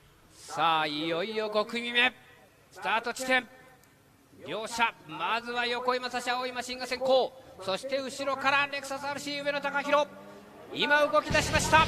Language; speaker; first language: Japanese; native; Japanese